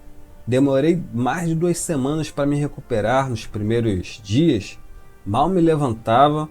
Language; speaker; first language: Portuguese; native; Portuguese